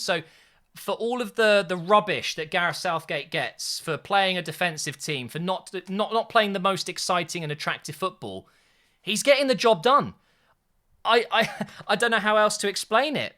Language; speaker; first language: English; native; English